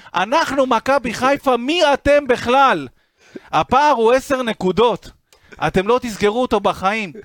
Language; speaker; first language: Hebrew; native; Hebrew